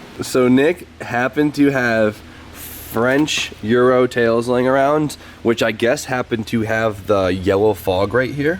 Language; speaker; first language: English; native; English